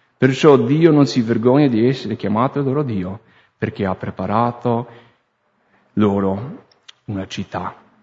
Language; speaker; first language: Italian; non-native, fluent; English